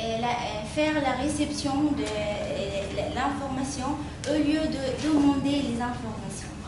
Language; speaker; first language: French; non-native, fluent; Arabic